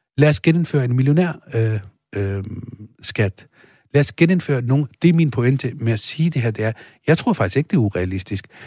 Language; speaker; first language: Danish; early bilingual, other home language; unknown